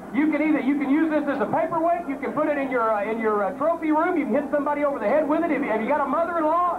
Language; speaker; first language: English; native; English